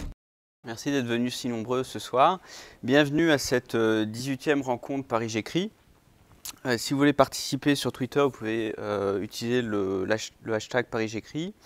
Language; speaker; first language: French; native; French